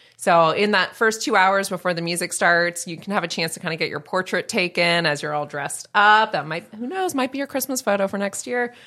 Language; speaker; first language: English; native; English